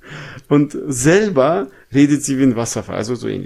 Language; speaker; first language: German; non-native, fluent; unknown